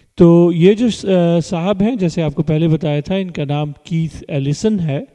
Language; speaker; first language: Urdu; early bilingual, heritage; Urdu